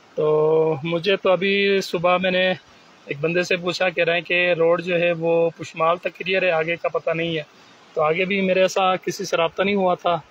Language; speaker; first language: Urdu; non-native, local second language; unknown